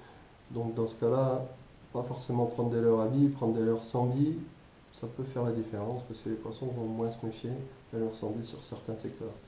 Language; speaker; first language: French; native; French